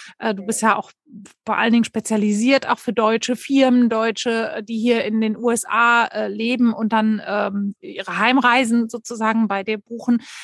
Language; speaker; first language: German; native; German